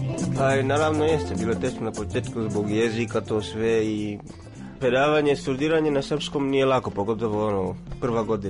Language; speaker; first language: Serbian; non-native, fluent; Swahili